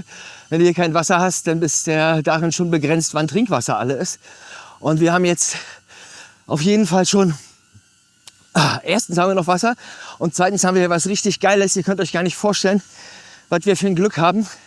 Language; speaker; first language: German; native; German